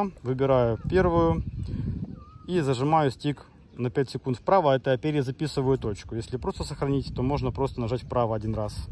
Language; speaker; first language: Russian; native; Russian